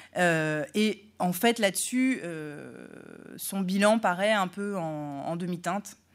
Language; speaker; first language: French; native; French